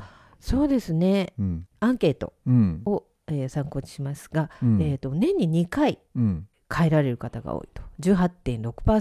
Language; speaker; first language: Japanese; native; Japanese